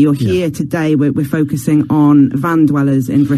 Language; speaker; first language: English; native; English